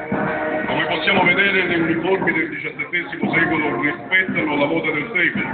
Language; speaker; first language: Italian; native; Italian